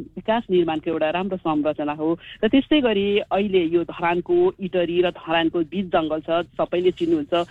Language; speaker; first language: Nepali; native; Nepali